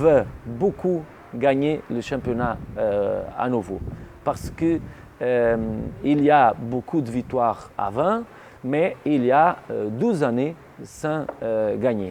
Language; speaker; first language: French; non-native, learner; Portuguese